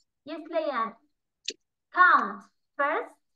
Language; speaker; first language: English; non-native, fluent; Arabic